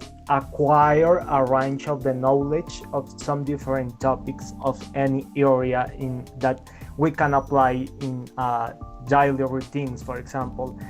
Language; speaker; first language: English; non-native, learner; Spanish